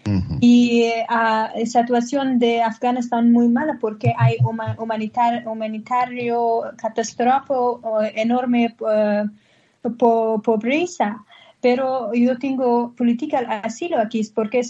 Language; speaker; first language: Spanish; non-native, learner; Persian